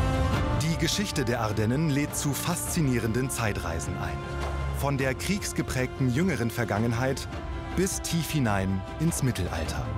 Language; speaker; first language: German; native; German